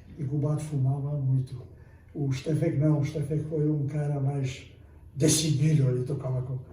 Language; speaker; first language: Portuguese; non-native, fluent; Czech